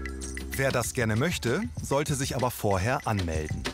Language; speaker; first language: German; native; German